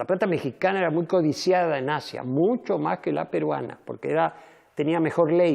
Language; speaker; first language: Spanish; native; Spanish